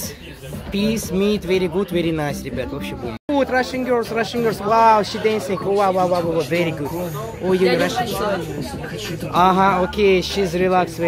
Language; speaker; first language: English; non-native, learner; Russian